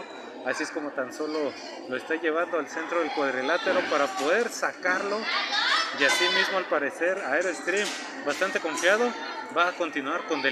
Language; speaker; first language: Spanish; native; Spanish